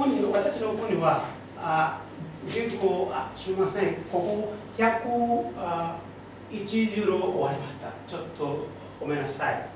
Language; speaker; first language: Japanese; non-native, learner; Mossi